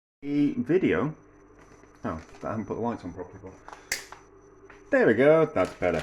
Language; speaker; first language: English; native; English